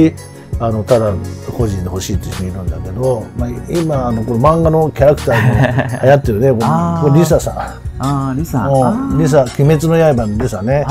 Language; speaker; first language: Japanese; native; Japanese